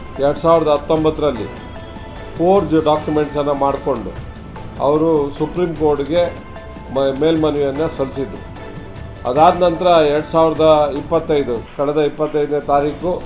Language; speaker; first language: Kannada; native; Kannada